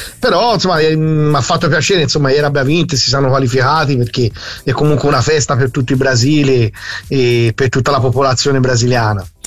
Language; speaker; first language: Italian; native; Italian